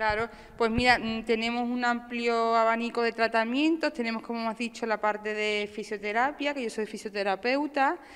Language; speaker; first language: Spanish; native; Spanish